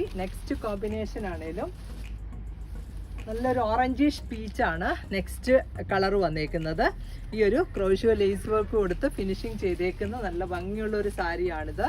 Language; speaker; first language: Malayalam; native; Malayalam